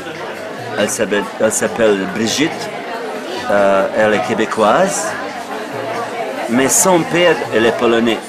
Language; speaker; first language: French; non-native, fluent; Bosnian